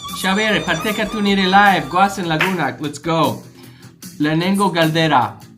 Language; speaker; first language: Basque; non-native, learner; English